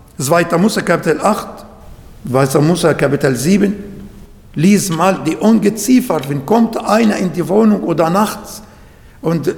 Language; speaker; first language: German; non-native, learner; Arabic